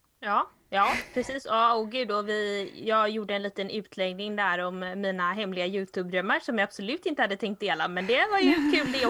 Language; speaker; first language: Swedish; native; Swedish